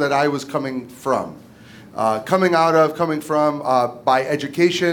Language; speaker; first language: English; native; English